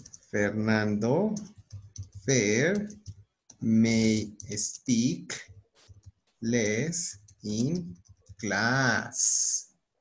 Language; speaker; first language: English; non-native, fluent; Spanish